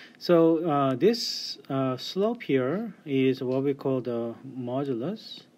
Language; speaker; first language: English; non-native, fluent; Korean